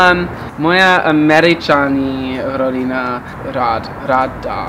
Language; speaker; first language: Czech; early bilingual, heritage; English